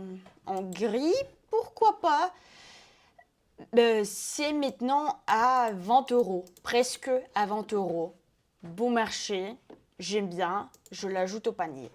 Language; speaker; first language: French; non-native, fluent; Russian